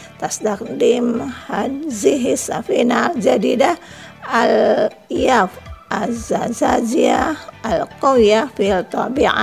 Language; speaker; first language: Arabic; non-native, fluent; Indonesian